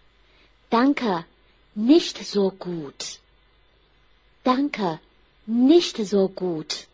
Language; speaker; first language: German; non-native, fluent; Chinese